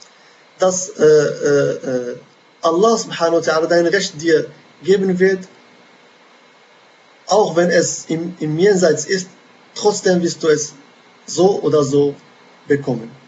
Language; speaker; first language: German; non-native, fluent; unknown